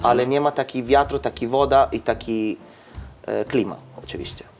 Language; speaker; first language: Polish; non-native, learner; Italian